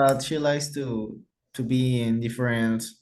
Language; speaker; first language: English; non-native, learner; Spanish